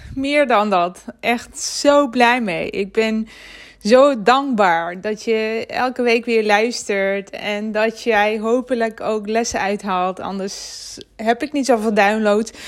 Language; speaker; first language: Dutch; non-native, fluent; Armenian